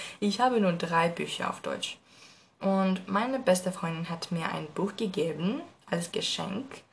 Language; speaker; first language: German; non-native, learner; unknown